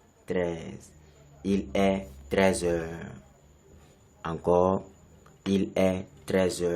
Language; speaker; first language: French; non-native, fluent; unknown